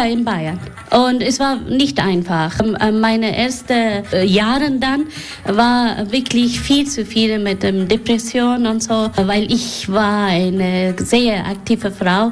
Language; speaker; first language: German; non-native, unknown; Persian